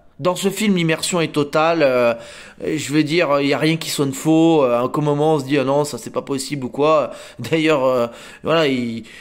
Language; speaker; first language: French; native; French